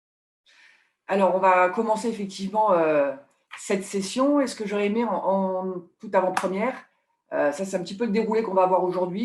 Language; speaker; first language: French; native; French